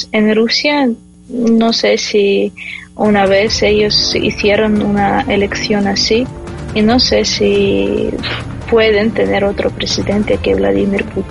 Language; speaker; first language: Spanish; non-native, fluent; Ukrainian